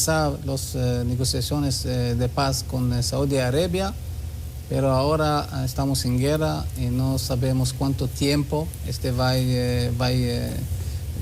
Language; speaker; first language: Spanish; non-native, learner; Hebrew